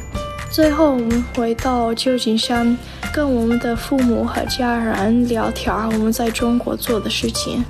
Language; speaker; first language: Chinese; non-native, learner; English